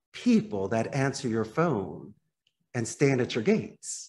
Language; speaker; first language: English; native; English